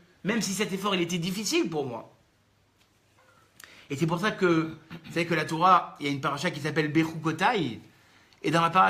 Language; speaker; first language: French; native; French